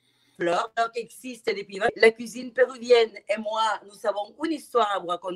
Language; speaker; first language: French; non-native, fluent; Spanish